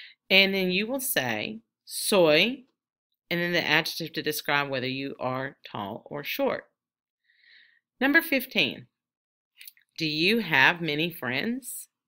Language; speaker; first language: English; native; English